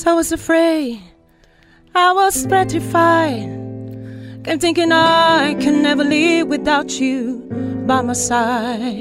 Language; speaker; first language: English; non-native, local second language; Filipino